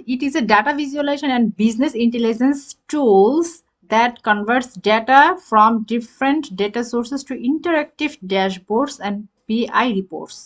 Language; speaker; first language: English; non-native, fluent; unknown